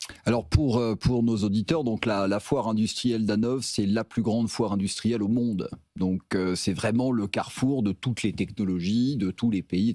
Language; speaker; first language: French; native; French